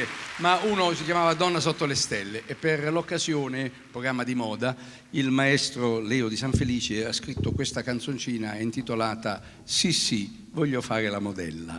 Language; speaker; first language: Italian; native; Italian